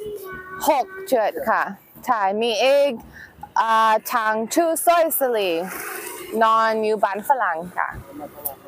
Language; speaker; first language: Thai; non-native, learner; English